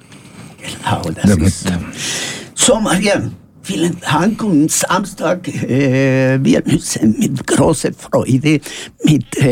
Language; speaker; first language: German; non-native, learner; Spanish